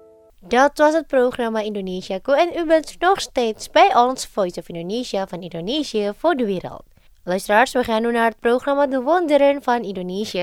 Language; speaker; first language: Dutch; non-native, fluent; Indonesian